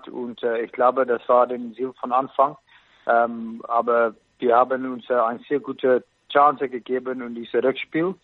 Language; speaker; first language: German; non-native, fluent; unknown